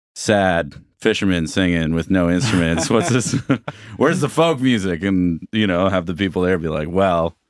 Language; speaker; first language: English; native; English